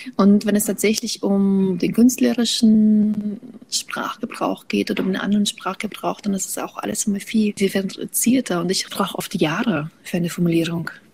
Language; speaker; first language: German; early bilingual, other home language; Russian